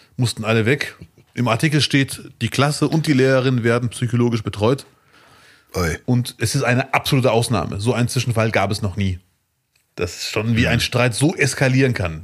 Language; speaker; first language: German; early bilingual, other home language; Arabic